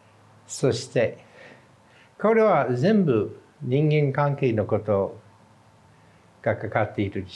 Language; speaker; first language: Japanese; non-native, fluent; English